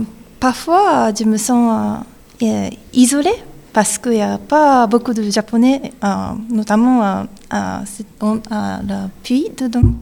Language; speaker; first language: French; non-native, learner; Japanese